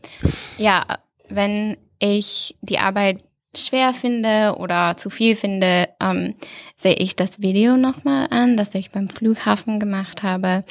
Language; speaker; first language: German; non-native, fluent; English